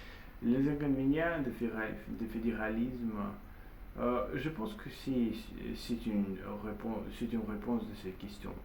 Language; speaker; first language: French; non-native, learner; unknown